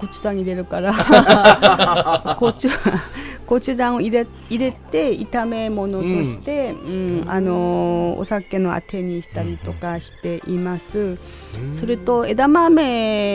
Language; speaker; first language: Japanese; non-native, fluent; Korean